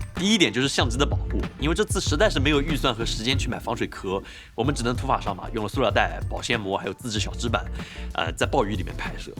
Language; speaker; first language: Chinese; native; Chinese